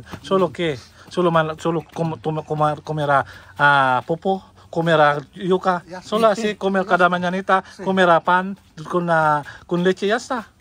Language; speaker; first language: Spanish; non-native, learner; Filipino